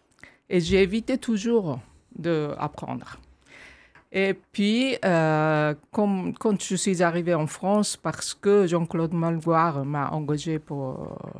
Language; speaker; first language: French; non-native, fluent; Japanese